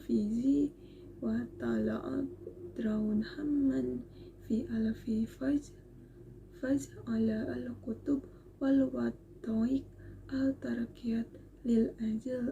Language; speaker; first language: Arabic; non-native, learner; Indonesian